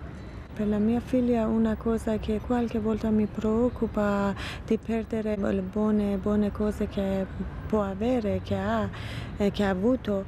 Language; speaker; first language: Italian; non-native, fluent; Persian